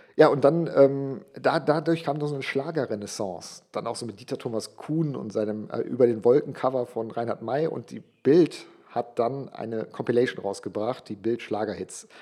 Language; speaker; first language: German; non-native, local second language; English